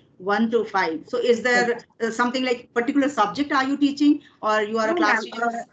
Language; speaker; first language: English; non-native, fluent; Hindi